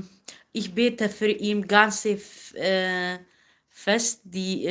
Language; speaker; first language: German; non-native, learner; Kurdish